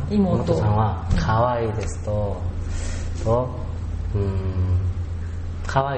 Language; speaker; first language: Japanese; non-native, learner; Korean